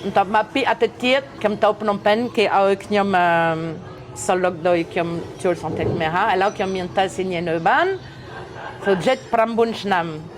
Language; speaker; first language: Khmer; non-native, fluent; French